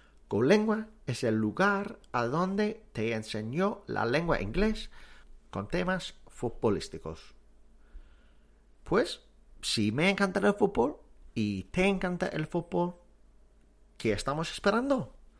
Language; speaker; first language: Spanish; non-native, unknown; English